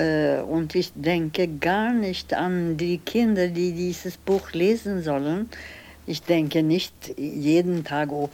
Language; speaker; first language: German; non-native, fluent; Swedish